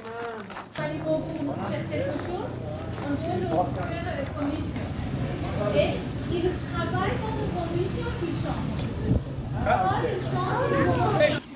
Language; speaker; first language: French; non-native, fluent; Persian